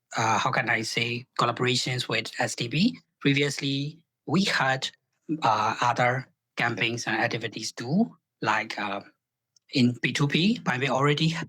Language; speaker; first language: English; non-native, fluent; Burmese